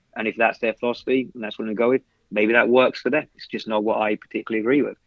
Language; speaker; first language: English; native; English